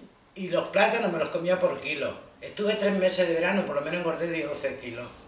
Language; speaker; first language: Spanish; native; Spanish